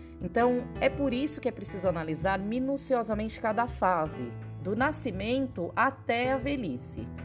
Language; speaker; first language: Portuguese; native; Portuguese